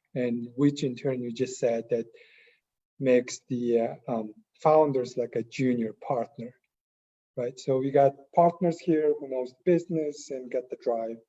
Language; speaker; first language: English; non-native, fluent; Mongolian